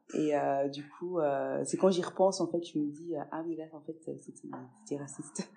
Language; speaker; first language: French; early bilingual, other home language; Fula